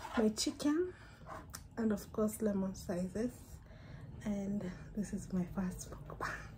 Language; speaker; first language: English; non-native, local second language; Gusii